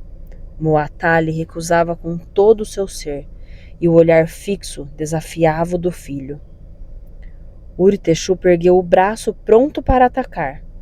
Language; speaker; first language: Portuguese; native; Portuguese